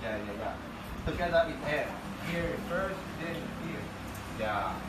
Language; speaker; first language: English; non-native, learner; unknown